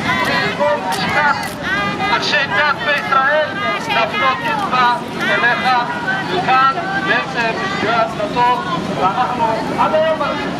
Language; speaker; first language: Hebrew; non-native, fluent; Amharic